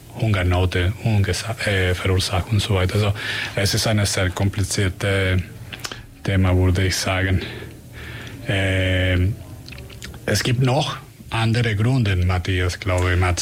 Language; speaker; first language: German; non-native, learner; Spanish